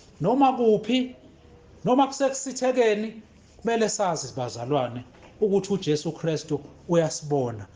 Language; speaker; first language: Zulu; native; Zulu